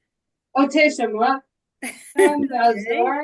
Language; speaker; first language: Hebrew; non-native, learner; English